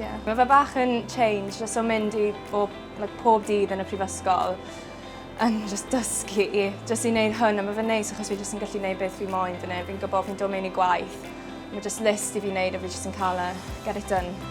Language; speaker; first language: Welsh; native; Welsh